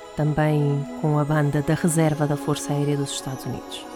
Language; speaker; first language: Portuguese; native; Portuguese